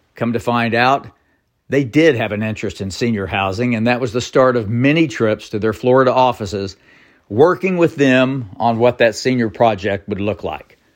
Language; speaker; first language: English; native; English